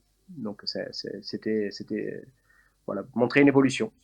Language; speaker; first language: French; native; French